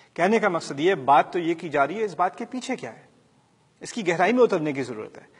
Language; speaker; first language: Urdu; early bilingual, heritage; Urdu